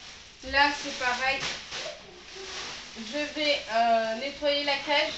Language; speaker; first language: French; native; French